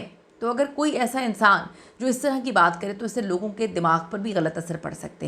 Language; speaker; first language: Urdu; native; Urdu